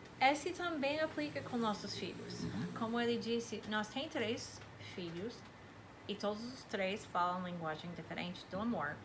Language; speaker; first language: Portuguese; non-native, fluent; English